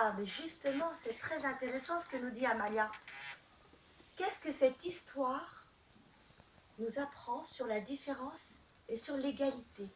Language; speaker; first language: French; native; French